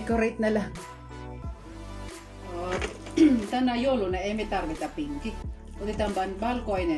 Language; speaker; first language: Finnish; non-native, learner; Filipino